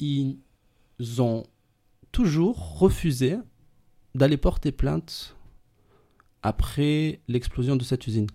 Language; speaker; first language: French; native; French